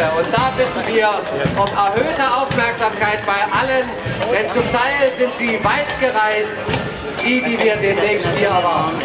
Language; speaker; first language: German; native; German